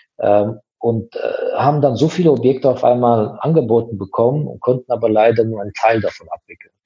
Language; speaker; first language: German; non-native, fluent; Azerbaijani